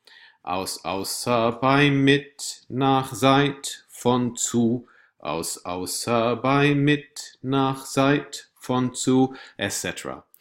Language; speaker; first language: German; non-native, fluent; English